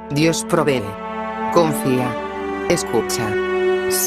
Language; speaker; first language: Spanish; native; Spanish